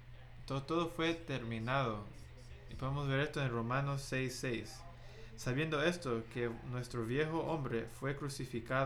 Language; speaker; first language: Spanish; non-native, fluent; English